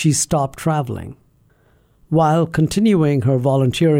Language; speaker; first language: English; non-native, local second language; Malayalam